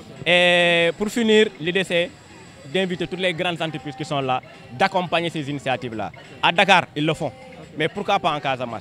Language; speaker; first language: French; non-native, local second language; Wolof